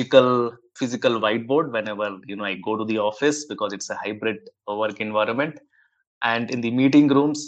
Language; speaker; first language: English; non-native, local second language; Hindi